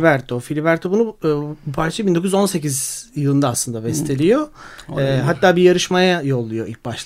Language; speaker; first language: Turkish; native; Turkish